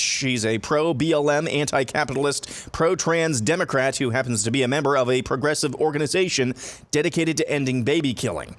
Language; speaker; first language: English; native; English